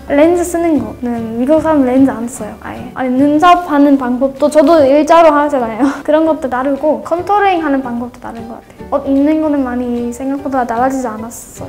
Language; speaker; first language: Korean; non-native, fluent; English